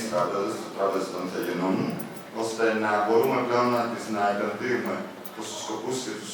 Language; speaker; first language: Greek; native; Greek